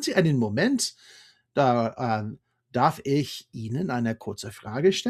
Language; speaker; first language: German; non-native, fluent; English